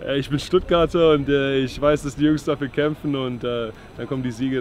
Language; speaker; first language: German; native; German